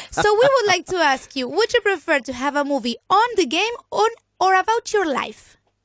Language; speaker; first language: English; non-native, fluent; Spanish